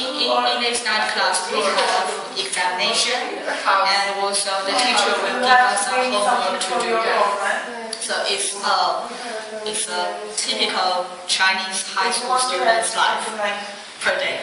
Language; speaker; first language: English; non-native, fluent; Chinese